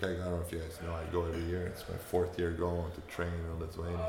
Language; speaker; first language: English; non-native, fluent; Romanian